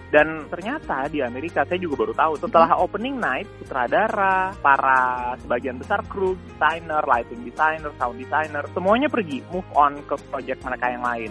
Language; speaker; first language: Indonesian; native; Indonesian